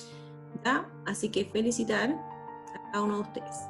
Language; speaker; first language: Spanish; native; Spanish